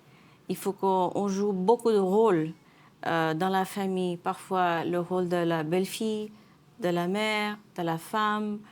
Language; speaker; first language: French; non-native, fluent; Nepali